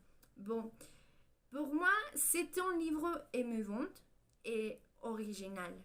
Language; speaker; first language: French; non-native, learner; Spanish